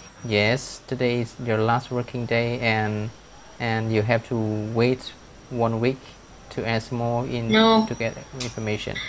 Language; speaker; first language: English; non-native, fluent; Vietnamese